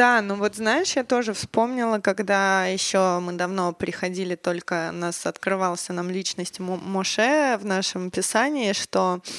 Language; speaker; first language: Russian; native; Russian